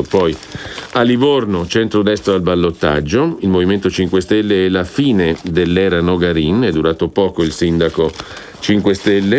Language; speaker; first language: Italian; native; Italian